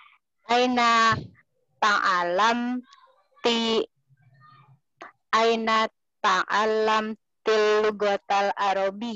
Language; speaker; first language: Arabic; non-native, learner; Indonesian